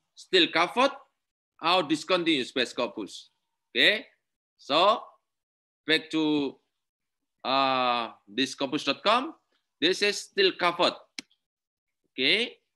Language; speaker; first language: English; non-native, learner; Indonesian